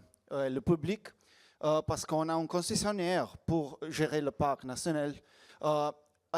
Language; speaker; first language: French; non-native, learner; Slovenian